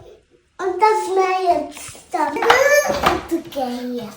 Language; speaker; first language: German; early bilingual, other home language; Telugu